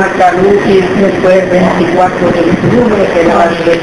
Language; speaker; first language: Spanish; native; Spanish